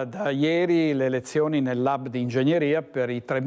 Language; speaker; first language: Italian; native; Italian